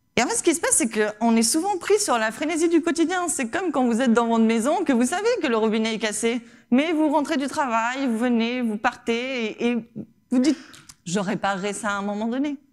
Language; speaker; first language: French; non-native, fluent; Spanish